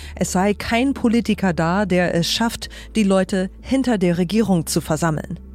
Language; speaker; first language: German; native; German